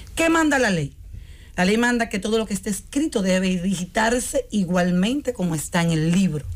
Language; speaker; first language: Spanish; native; Spanish